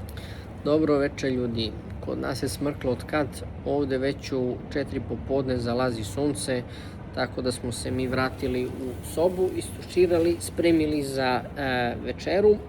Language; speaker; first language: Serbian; early bilingual, heritage; Serbian